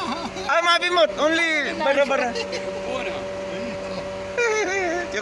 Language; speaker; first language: Arabic; non-native, learner; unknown